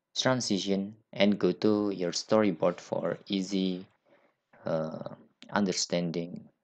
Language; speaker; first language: English; non-native, learner; Indonesian